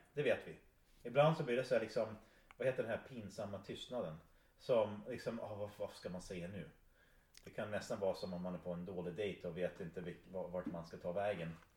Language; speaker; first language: Swedish; non-native, fluent; English